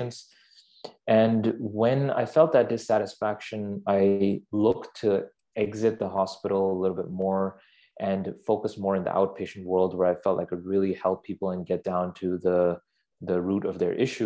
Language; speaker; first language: English; non-native, local second language; Urdu